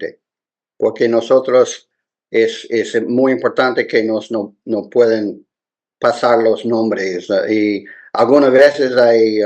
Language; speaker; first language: Spanish; non-native, learner; English